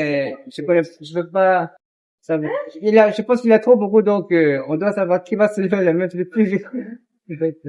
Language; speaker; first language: French; non-native, learner; Korean